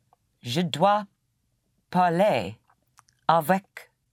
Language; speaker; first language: French; non-native, learner; English